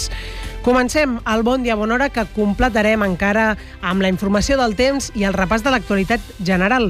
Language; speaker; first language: Catalan; native; Catalan